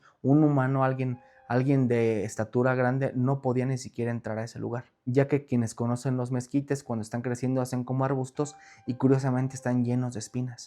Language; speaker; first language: Spanish; native; Spanish